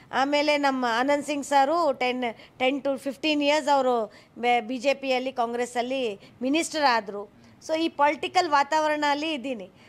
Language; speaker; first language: Kannada; non-native, local second language; Hindi